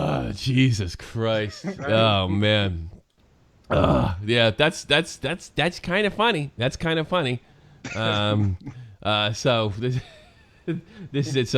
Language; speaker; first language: English; native; English